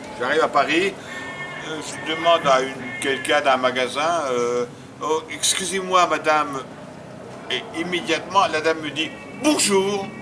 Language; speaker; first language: French; native; French